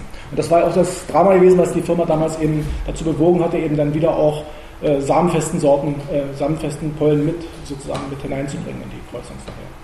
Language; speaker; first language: German; native; German